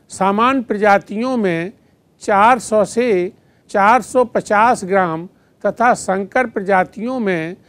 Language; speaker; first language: Hindi; native; Hindi